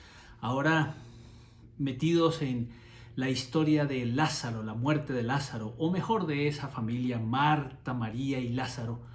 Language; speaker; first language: Spanish; native; Spanish